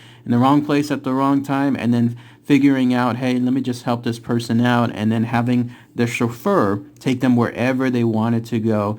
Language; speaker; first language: English; native; English